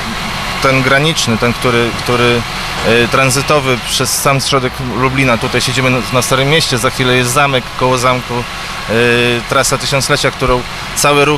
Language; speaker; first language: Polish; native; Polish